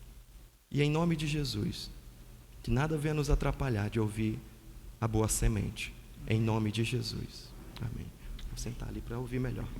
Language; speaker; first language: Portuguese; native; Portuguese